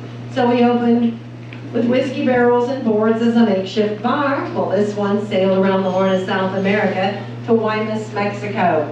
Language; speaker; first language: English; native; English